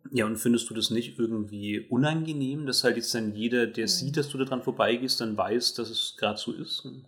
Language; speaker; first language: German; native; German